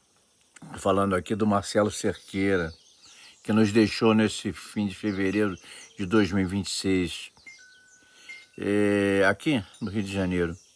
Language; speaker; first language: Portuguese; native; Portuguese